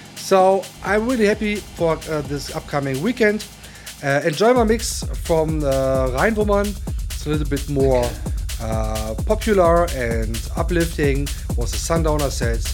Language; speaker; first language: English; non-native, fluent; German